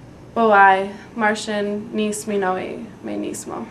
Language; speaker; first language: Irish; non-native, learner; English